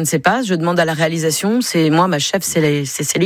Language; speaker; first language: French; native; French